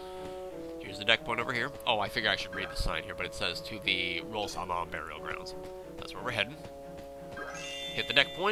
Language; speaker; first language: English; native; English